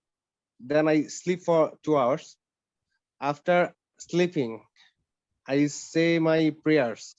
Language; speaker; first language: English; non-native, learner; Bangla